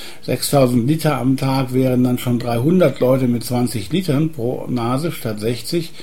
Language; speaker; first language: German; native; German